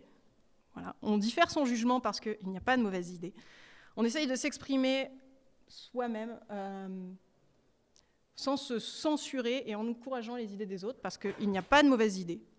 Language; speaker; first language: French; native; French